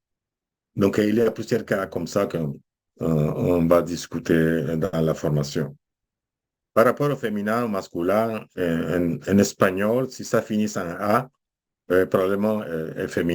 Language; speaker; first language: French; non-native, fluent; Spanish